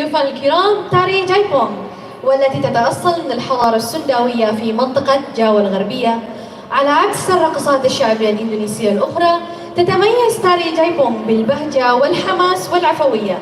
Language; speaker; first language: Arabic; native; Arabic